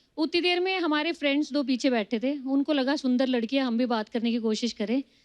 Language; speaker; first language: Hindi; native; Hindi